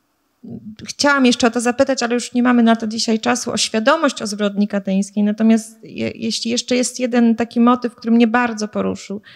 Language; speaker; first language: Polish; native; Polish